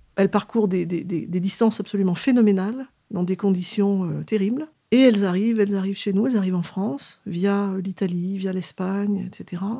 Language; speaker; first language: French; native; French